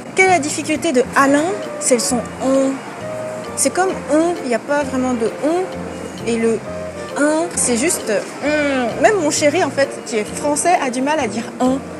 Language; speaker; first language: French; native; French